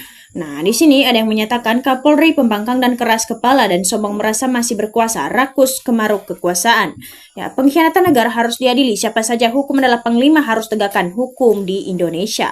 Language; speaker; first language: Indonesian; native; Indonesian